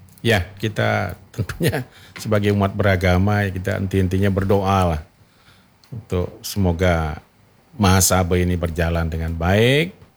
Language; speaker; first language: Malay; non-native, local second language; Balinese